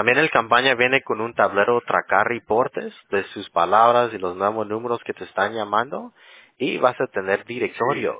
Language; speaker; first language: Spanish; early bilingual, heritage; Spanish